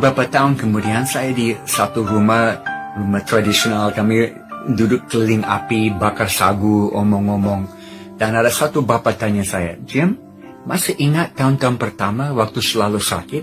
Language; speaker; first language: Indonesian; non-native, fluent; English